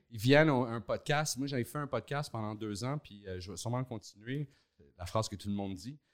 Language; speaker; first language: French; native; French